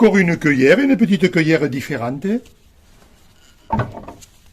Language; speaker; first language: French; native; French